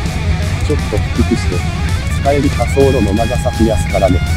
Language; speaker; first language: Japanese; native; Japanese